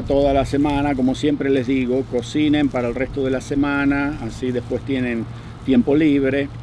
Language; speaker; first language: Spanish; native; Spanish